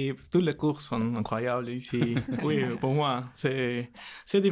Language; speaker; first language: French; non-native, learner; Spanish